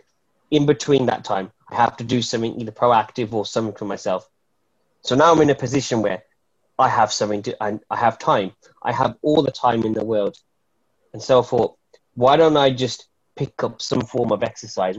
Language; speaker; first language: English; native; English